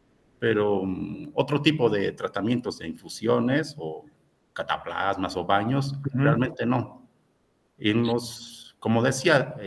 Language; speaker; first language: Spanish; native; Spanish